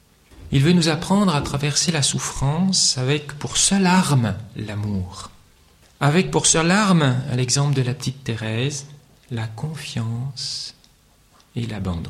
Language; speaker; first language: French; native; French